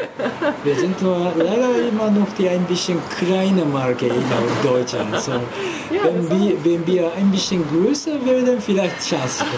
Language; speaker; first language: German; non-native, learner; Japanese